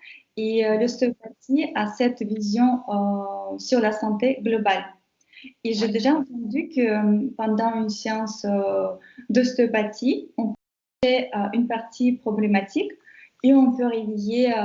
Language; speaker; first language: French; non-native, fluent; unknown